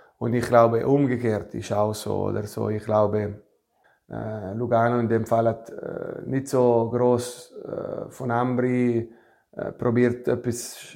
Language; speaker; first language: German; non-native, fluent; Italian